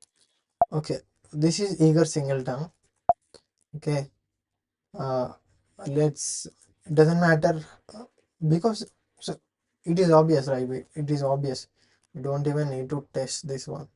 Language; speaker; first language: English; non-native, fluent; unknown